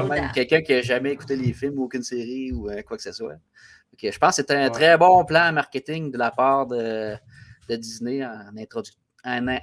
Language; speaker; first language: French; native; French